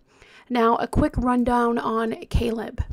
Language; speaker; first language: English; native; English